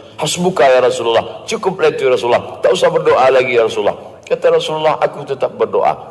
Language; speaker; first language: Malay; native; Malay